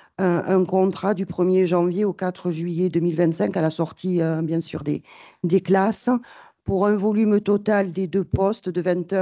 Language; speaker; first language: French; native; French